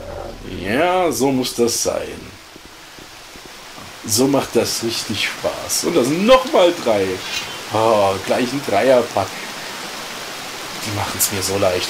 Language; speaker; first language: German; native; German